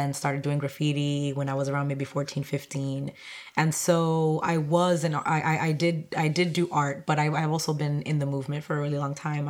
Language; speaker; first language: English; non-native, fluent; Spanish